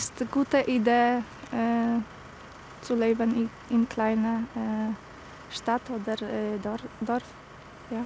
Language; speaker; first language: German; non-native, learner; Polish